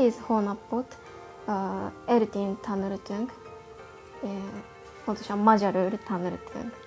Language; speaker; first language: Hungarian; non-native, learner; Japanese